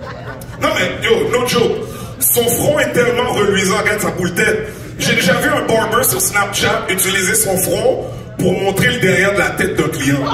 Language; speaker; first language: French; native; French